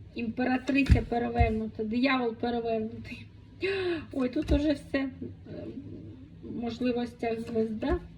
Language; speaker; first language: Ukrainian; non-native, local second language; Russian